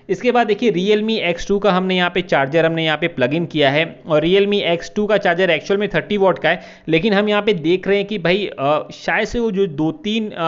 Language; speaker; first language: Hindi; native; Hindi